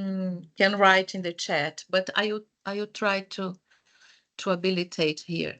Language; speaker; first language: English; non-native, fluent; Portuguese